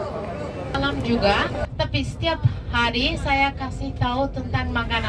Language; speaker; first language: Indonesian; non-native, fluent; Turkish